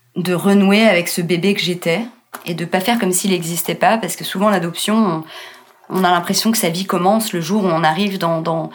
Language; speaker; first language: French; native; French